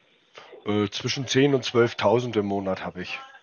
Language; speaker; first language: German; native; German